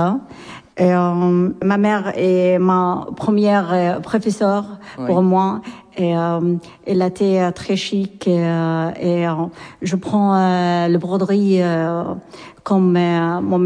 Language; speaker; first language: French; non-native, learner; Arabic